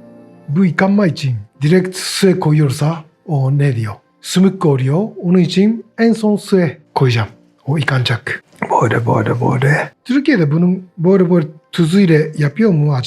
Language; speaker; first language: Turkish; non-native, learner; Japanese